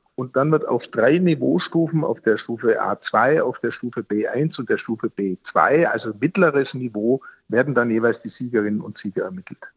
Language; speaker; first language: German; native; German